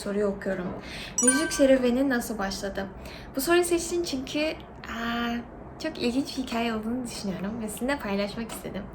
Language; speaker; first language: Turkish; non-native, fluent; Korean